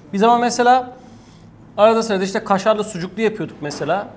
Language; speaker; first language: Turkish; early bilingual, heritage; Turkish